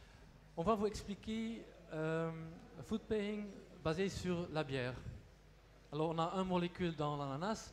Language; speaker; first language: French; non-native, local second language; Dutch